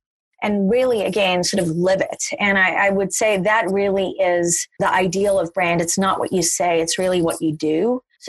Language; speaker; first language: English; native; English